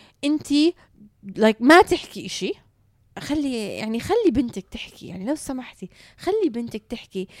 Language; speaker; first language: Arabic; early bilingual, heritage; Arabic